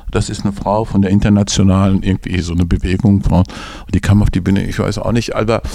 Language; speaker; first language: German; native; German